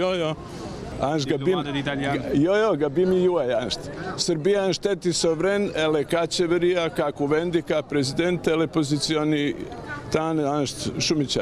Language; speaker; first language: Albanian; non-native, learner; Serbian